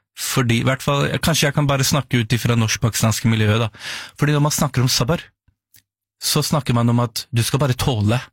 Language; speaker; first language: Norwegian; early bilingual, other home language; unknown